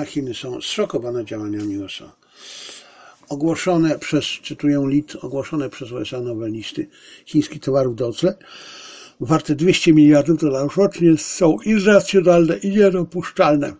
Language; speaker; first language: Polish; native; Polish